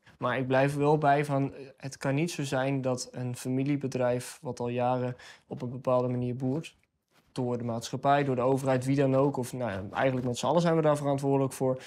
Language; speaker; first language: Dutch; native; Dutch